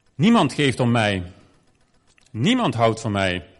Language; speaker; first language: Dutch; native; Dutch